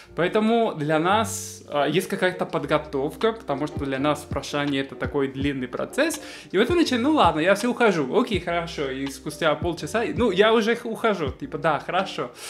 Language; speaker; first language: Russian; non-native, fluent; Spanish